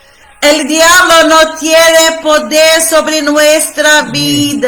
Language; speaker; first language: Spanish; non-native, fluent; Portuguese